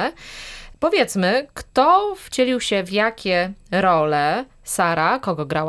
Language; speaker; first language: Polish; native; Polish